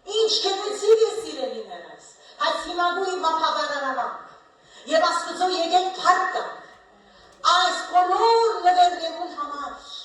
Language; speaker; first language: Armenian; early bilingual, heritage; Armenian